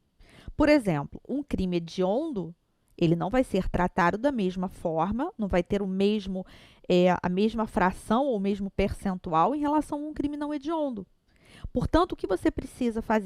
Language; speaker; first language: Portuguese; native; Portuguese